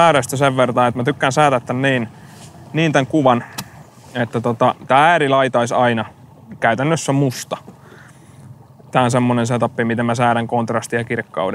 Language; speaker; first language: Finnish; native; Finnish